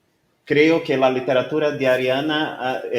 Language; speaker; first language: Spanish; non-native, learner; Portuguese